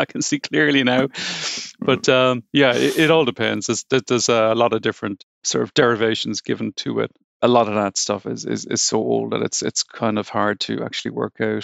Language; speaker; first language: English; native; English